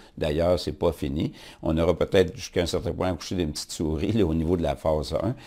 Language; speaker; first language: French; native; French